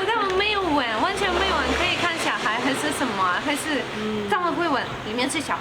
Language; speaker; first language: Chinese; non-native, learner; Russian